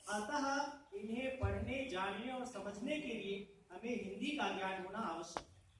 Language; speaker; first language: Hindi; native; Hindi